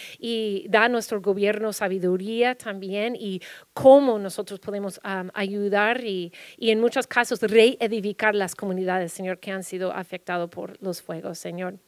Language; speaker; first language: Spanish; early bilingual, heritage; Spanish